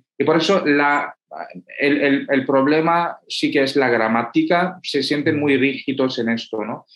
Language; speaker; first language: Spanish; non-native, fluent; Hindi